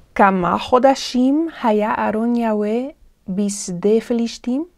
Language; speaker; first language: Hebrew; non-native, fluent; English